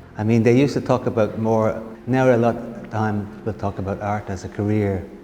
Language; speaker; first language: English; native; English